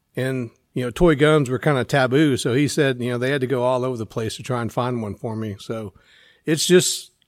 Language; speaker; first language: English; native; English